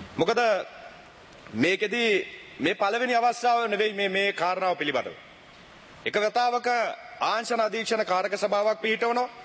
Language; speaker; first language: Sinhala; native; Sinhala